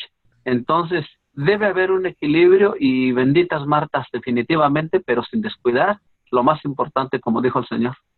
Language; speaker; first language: Spanish; native; Spanish